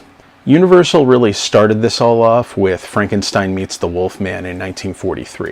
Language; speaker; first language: English; native; English